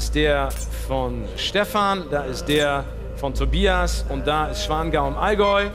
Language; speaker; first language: German; native; German